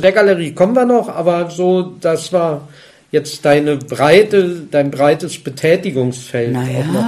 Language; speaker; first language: German; native; German